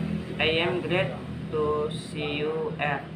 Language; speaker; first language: English; non-native, learner; Indonesian